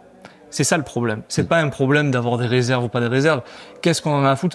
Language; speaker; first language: French; native; French